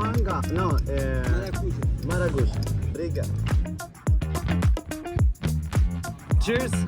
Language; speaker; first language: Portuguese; non-native, learner; Swedish